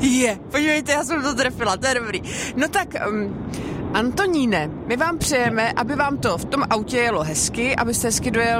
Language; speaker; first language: Czech; native; Czech